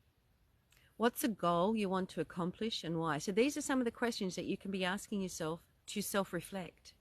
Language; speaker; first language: English; native; English